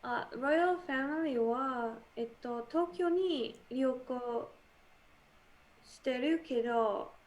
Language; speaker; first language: Japanese; non-native, learner; English